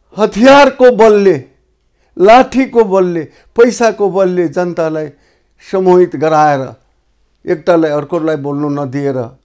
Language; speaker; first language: Nepali; non-native, local second language; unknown